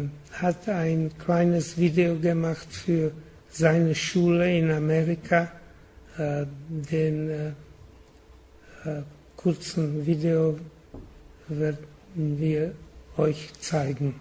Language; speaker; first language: German; non-native, learner; Czech